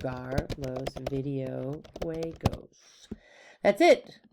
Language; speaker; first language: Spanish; non-native, fluent; English